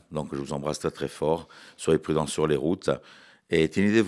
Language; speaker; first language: French; native; French